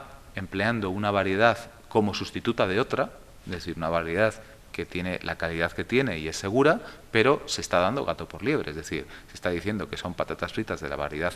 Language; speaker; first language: Spanish; native; Spanish